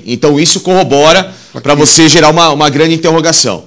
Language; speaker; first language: Portuguese; native; Portuguese